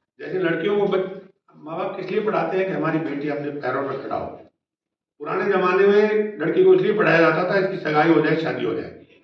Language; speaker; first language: Hindi; native; Hindi